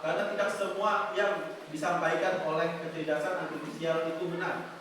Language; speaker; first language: Indonesian; native; Indonesian